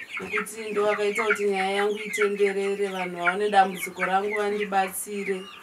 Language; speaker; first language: Shona; native; Shona